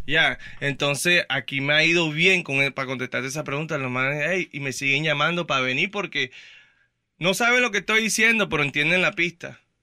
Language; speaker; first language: Spanish; early bilingual, heritage; Spanish